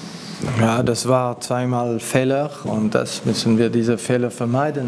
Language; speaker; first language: German; non-native, learner; French